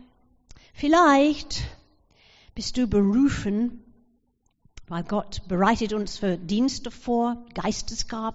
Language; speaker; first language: German; non-native, fluent; English